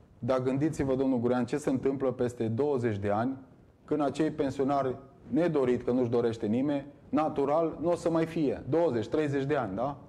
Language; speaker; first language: Romanian; native; Romanian